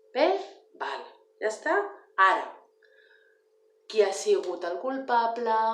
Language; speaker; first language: Catalan; non-native, learner; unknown